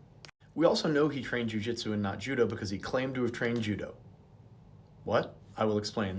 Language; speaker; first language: English; native; English